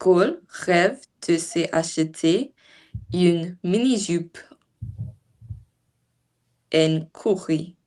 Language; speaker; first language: French; non-native, learner; English